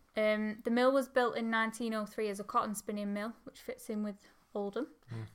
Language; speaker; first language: English; native; English